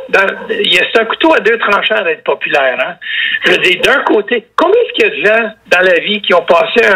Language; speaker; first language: French; native; French